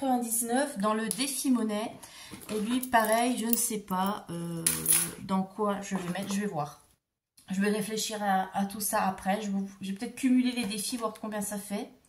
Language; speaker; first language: French; native; French